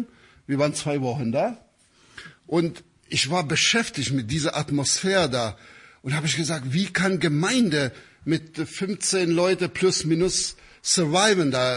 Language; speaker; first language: German; non-native, fluent; Albanian